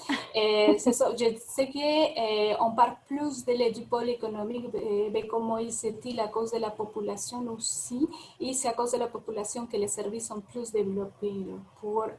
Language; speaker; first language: French; non-native, fluent; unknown